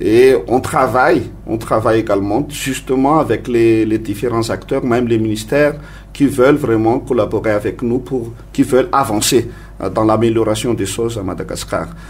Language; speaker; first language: French; non-native, local second language; Malagasy